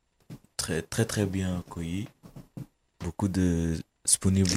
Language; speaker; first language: French; non-native, fluent; Kabuverdianu